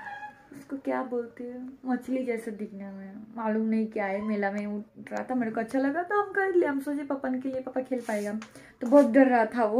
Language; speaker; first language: Hindi; non-native, local second language; Bangla